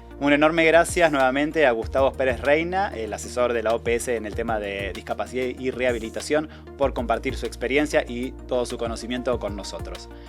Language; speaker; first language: Spanish; native; Spanish